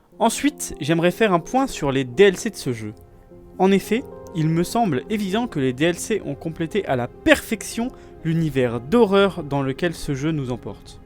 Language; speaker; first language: French; native; French